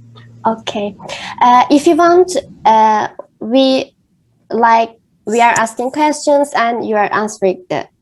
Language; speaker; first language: English; non-native, learner; Turkish